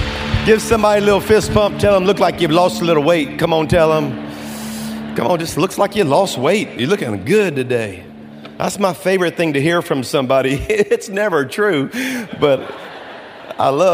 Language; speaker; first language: English; native; English